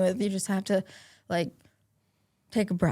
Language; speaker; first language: English; native; English